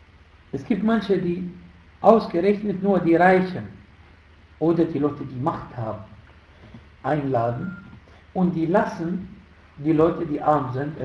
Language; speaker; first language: German; non-native, fluent; Arabic